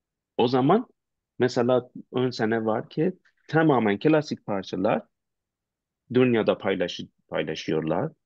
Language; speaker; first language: Turkish; non-native, learner; Persian